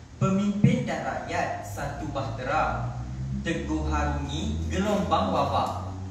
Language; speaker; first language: Malay; native; Malay